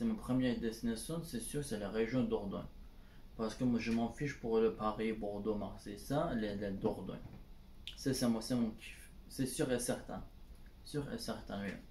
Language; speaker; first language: French; non-native, learner; Turkish